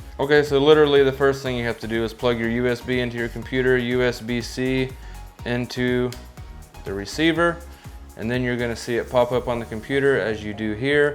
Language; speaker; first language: English; native; English